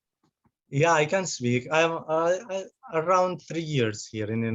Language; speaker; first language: English; non-native, fluent; Arabic